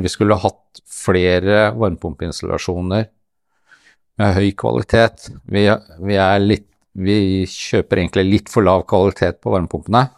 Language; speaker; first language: Norwegian; native; Norwegian